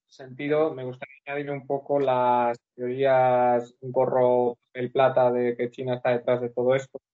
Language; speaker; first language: Spanish; native; Spanish